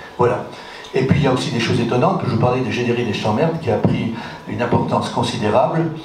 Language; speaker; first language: French; native; French